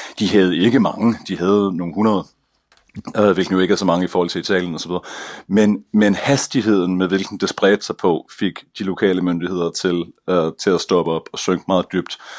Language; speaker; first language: Danish; native; Danish